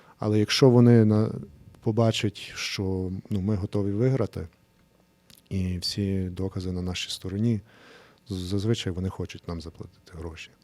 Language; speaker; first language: Ukrainian; early bilingual, heritage; English